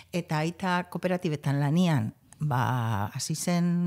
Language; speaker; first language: Basque; native; Basque